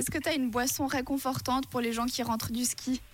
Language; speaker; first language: French; native; French